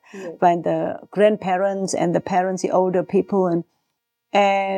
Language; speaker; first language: English; non-native, fluent; Javanese